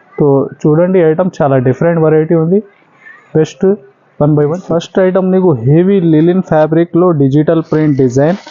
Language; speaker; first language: Telugu; non-native, local second language; Urdu